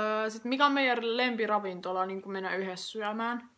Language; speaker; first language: Finnish; native; Finnish